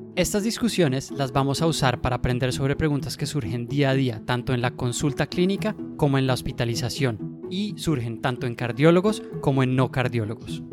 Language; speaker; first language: Spanish; native; Spanish